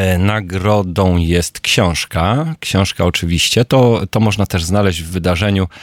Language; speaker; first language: Polish; native; Polish